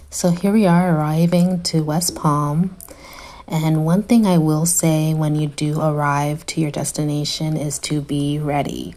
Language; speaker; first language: English; native; English